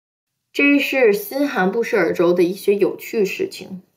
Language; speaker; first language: Chinese; early bilingual, heritage; Chinese